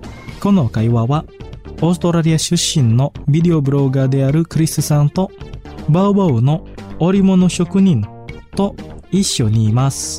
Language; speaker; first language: Japanese; non-native, fluent; Indonesian